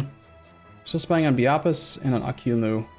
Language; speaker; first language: English; native; English